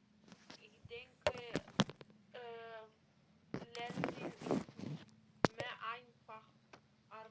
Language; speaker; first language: German; non-native, learner; Macedonian